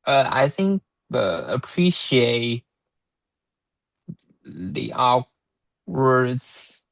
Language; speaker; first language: English; non-native, learner; Chinese